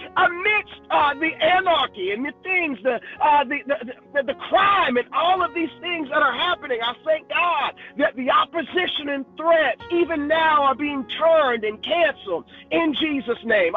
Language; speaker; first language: English; native; English